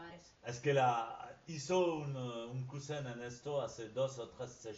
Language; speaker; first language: Spanish; non-native, fluent; French